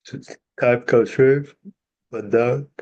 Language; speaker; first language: Dutch; non-native, learner; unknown